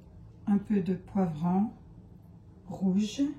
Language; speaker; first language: French; non-native, fluent; Arabic